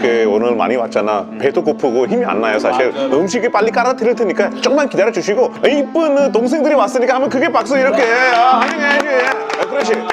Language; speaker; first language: Korean; non-native, fluent; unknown